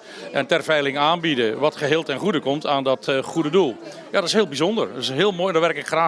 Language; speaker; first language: Dutch; native; Dutch